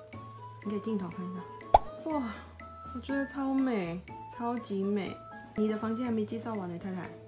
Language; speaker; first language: Chinese; native; Chinese